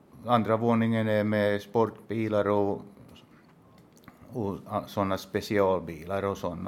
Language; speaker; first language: Swedish; non-native, local second language; Finnish